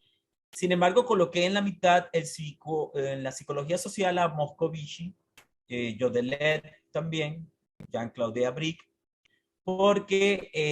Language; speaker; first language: Spanish; native; Spanish